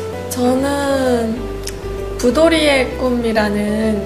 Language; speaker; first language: Korean; native; Korean